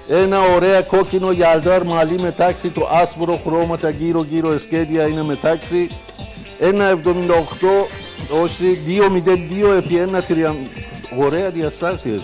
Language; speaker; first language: Greek; non-native, fluent; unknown